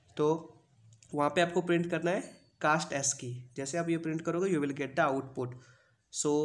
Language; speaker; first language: Hindi; native; Hindi